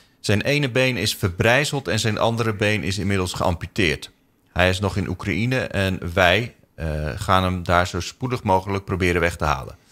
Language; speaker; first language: Dutch; native; Dutch